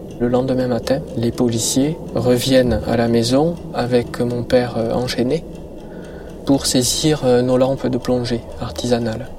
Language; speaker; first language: French; native; French